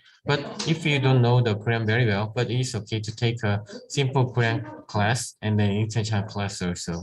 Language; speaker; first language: English; non-native, learner; Korean